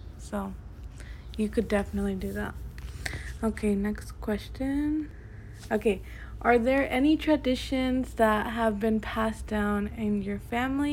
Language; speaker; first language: English; early bilingual, other home language; Spanish